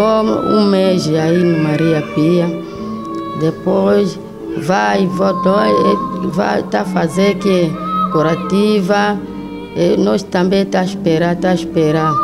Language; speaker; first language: Portuguese; non-native, local second language; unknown